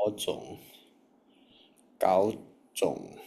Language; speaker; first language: Chinese; non-native, learner; Indonesian